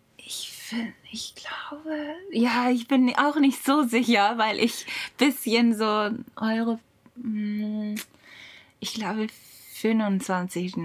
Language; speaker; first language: German; non-native, learner; Japanese